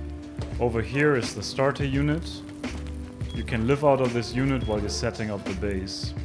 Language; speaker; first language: English; non-native, fluent; German